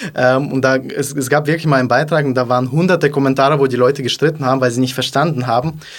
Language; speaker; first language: German; non-native, fluent; Russian